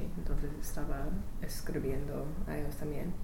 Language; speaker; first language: Spanish; non-native, learner; English